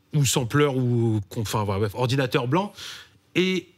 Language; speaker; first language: French; native; French